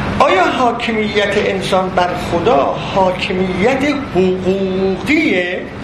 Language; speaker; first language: Persian; non-native, local second language; Azerbaijani